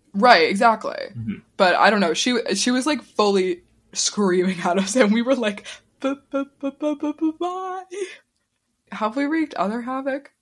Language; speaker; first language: English; early bilingual, other home language; Italian